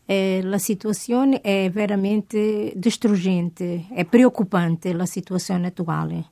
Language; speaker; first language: Italian; non-native, fluent; Portuguese